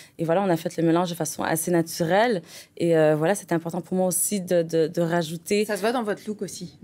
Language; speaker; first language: French; native; French